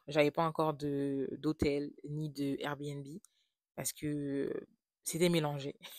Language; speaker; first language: French; non-native, local second language; Haitian Creole